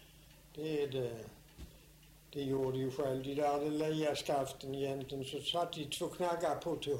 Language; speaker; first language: Swedish; native; Swedish